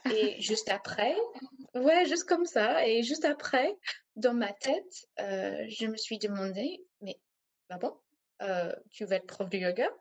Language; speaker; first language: French; non-native, fluent; English